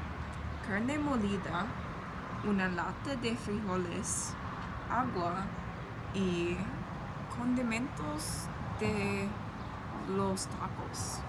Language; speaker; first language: Spanish; non-native, learner; English